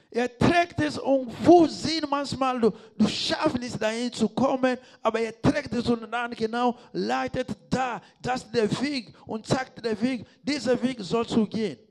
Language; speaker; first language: German; non-native, learner; Lingala